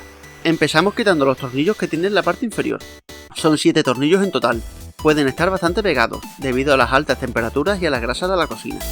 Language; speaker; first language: Spanish; native; Spanish